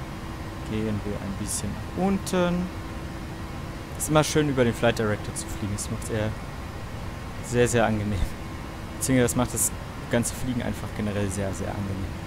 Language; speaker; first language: German; native; German